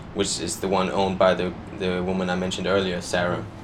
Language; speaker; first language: English; non-native, fluent; Danish